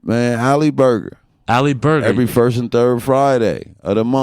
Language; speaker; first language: English; native; English